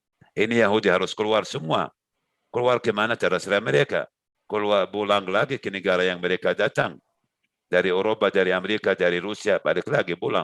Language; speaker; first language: Indonesian; non-native, learner; Arabic